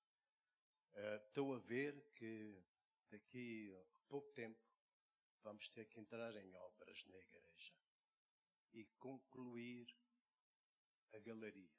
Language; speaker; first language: Portuguese; native; Portuguese